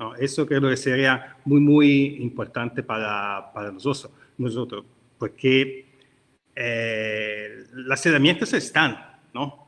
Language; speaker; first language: Spanish; non-native, learner; Italian